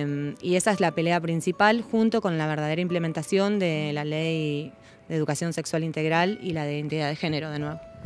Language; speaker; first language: Spanish; native; Spanish